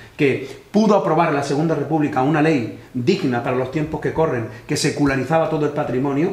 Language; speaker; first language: Spanish; native; Spanish